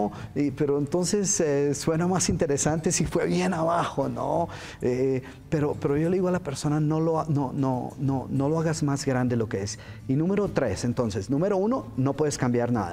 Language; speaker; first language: Spanish; native; Spanish